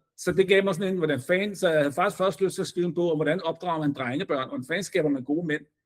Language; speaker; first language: Danish; native; Danish